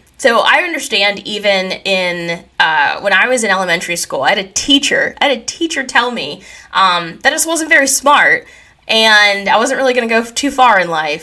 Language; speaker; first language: English; native; English